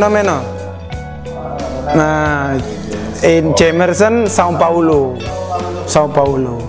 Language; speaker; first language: Portuguese; non-native, learner; Indonesian